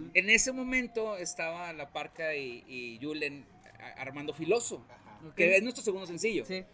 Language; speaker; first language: Spanish; native; Spanish